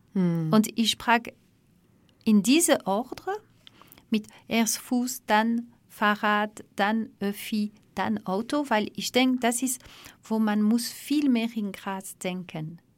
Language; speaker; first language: German; non-native, fluent; Dutch